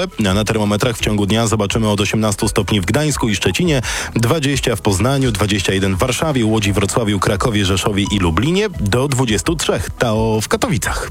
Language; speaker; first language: Polish; native; Polish